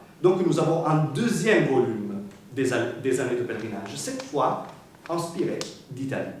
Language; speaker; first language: French; non-native, fluent; Italian